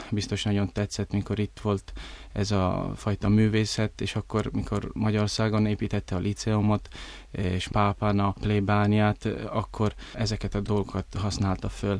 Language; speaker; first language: Hungarian; early bilingual, heritage; Italian